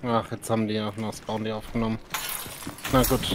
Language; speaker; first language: German; native; German